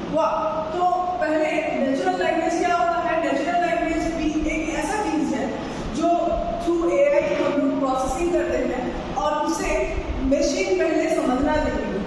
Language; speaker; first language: Hindi; non-native, local second language; Odia